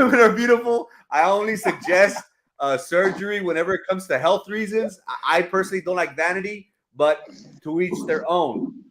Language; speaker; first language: English; early bilingual, other home language; Spanish